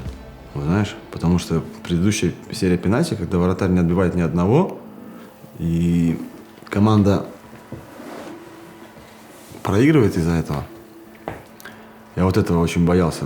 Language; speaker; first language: Russian; native; Russian